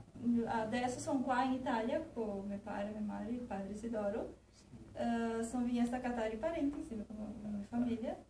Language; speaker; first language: Italian; early bilingual, heritage; Portuguese